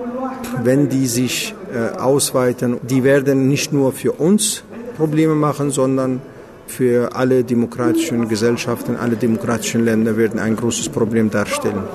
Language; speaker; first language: German; non-native, fluent; Kurdish